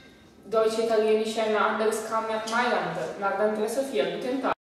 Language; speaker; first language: German; non-native, learner; Italian